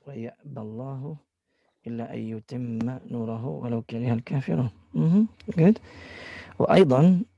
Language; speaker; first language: Arabic; non-native, fluent; English